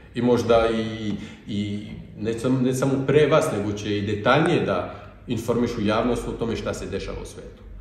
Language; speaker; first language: Bosnian; non-native, fluent; French